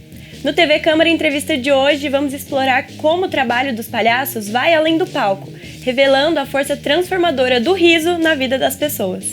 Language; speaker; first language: Portuguese; native; Portuguese